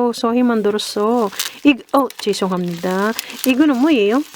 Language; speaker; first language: Korean; non-native, learner; Filipino